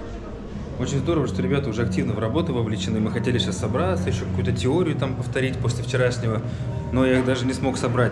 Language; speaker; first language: Russian; native; Russian